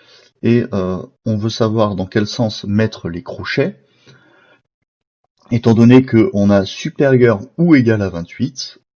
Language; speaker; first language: French; native; French